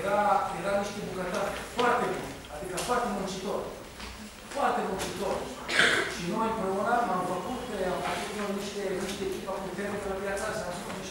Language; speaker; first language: Romanian; non-native, learner; Hebrew